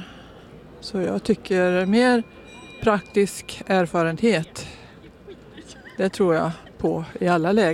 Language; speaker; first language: Swedish; native; Swedish